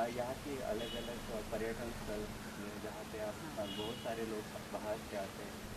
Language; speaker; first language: Hindi; non-native, local second language; Marathi